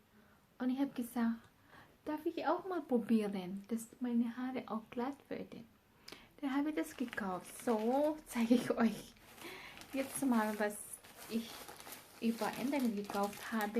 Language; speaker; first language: German; non-native, learner; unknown